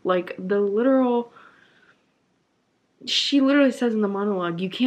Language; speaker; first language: English; native; English